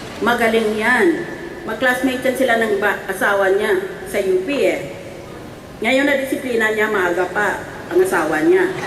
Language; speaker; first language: Filipino; native; Filipino